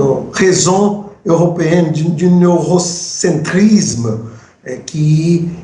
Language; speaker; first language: French; non-native, fluent; Portuguese